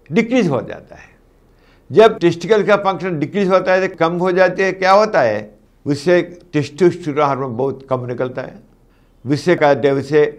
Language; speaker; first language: Hindi; non-native, local second language; Telugu